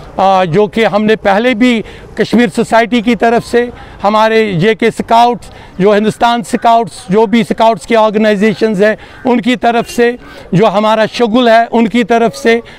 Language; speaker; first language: Hindi; non-native, local second language; Kashmiri